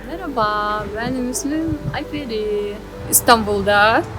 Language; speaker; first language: Turkish; non-native, learner; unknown